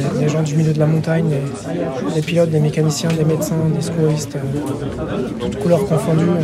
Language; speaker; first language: French; native; French